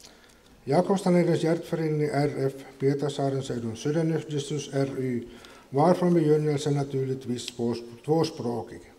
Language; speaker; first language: Swedish; native; Swedish